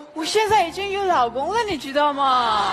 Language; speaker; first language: Chinese; non-native, fluent; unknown